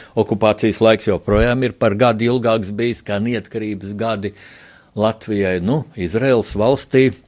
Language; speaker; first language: Latvian; native; Latvian